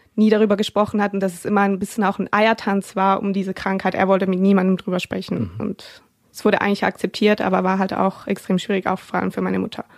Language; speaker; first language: German; native; German